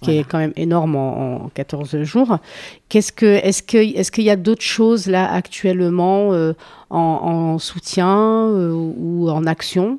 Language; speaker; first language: French; native; French